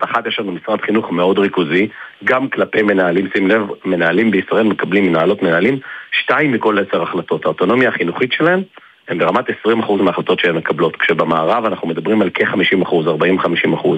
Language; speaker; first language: Hebrew; native; Hebrew